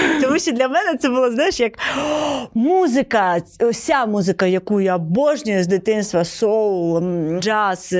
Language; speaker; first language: Ukrainian; non-native, local second language; Crimean Tatar